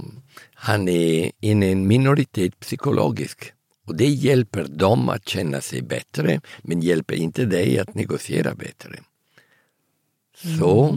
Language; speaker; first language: Swedish; early bilingual, heritage; Italian